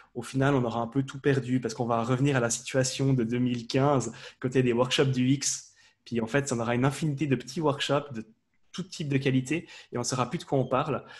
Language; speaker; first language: French; native; French